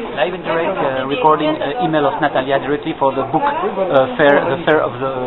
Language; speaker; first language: English; non-native, fluent; French